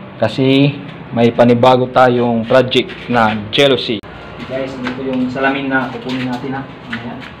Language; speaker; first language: Filipino; non-native, local second language; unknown